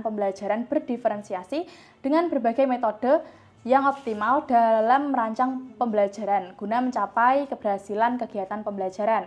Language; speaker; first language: Indonesian; native; Indonesian